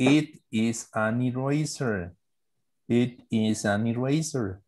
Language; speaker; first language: English; non-native, learner; Spanish